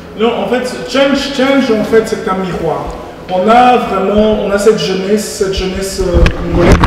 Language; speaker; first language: French; early bilingual, other home language; Lingala